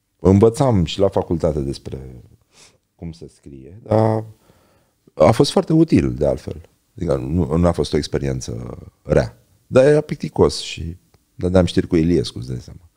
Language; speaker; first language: Romanian; native; Romanian